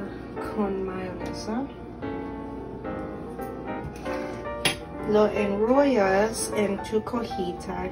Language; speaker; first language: Spanish; non-native, learner; English